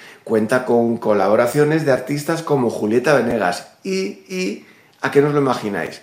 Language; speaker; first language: Spanish; native; Spanish